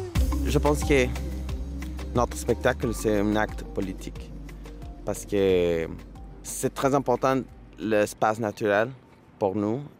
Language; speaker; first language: French; non-native, learner; Spanish